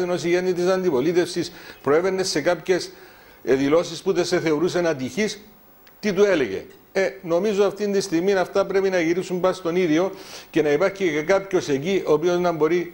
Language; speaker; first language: Greek; native; Greek